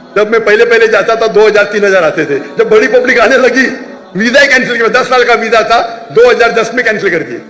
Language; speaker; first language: Urdu; non-native, local second language; Konkani